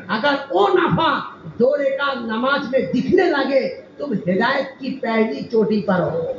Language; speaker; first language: Hindi; non-native, local second language; Bangla